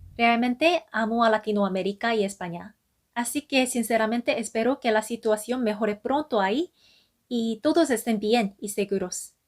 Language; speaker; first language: Spanish; non-native, fluent; Korean